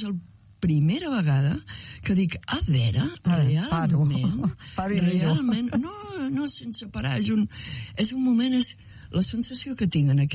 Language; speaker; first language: Catalan; native; Catalan